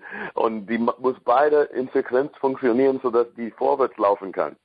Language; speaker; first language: German; non-native, learner; English